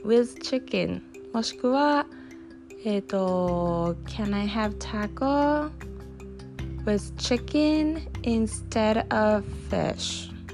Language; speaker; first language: English; non-native, fluent; Japanese